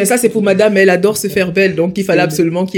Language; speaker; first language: French; native; French